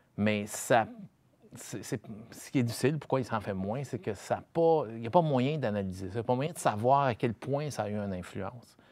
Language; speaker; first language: French; native; French